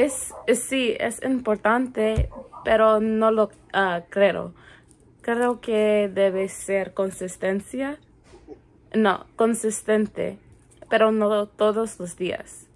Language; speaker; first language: Spanish; non-native, learner; English